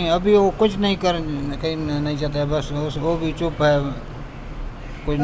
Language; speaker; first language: Hindi; non-native, learner; Baluchi